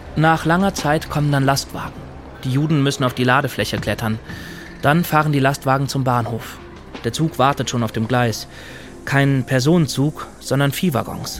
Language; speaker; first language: German; native; German